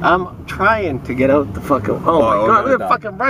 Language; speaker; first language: English; native; English